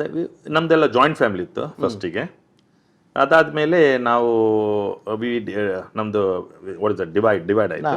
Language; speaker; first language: Kannada; non-native, local second language; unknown